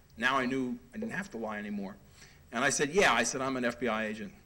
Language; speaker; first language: English; native; English